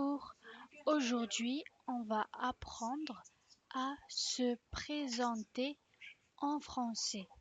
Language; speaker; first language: French; non-native, fluent; Spanish